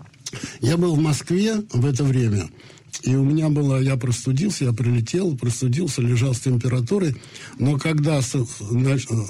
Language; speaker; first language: Russian; native; Russian